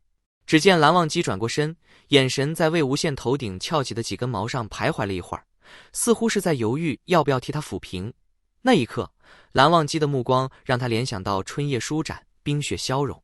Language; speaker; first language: Chinese; native; Chinese